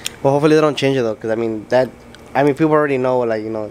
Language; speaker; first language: English; early bilingual, other home language; Spanish